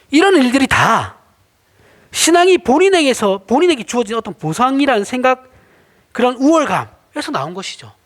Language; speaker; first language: Korean; native; Korean